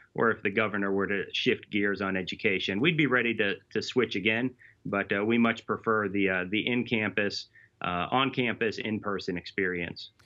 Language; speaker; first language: English; native; English